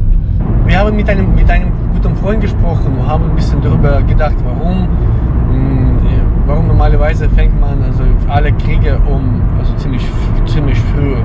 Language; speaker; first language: German; non-native, fluent; Ukrainian